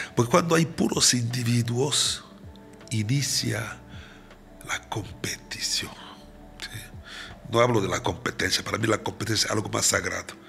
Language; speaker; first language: Spanish; non-native, fluent; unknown